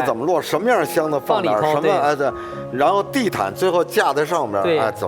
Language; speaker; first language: Chinese; native; Chinese